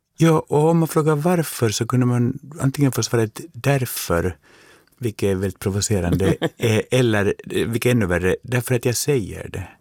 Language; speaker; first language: Swedish; native; Swedish